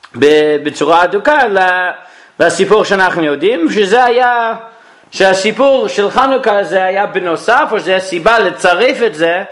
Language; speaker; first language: Hebrew; non-native, fluent; English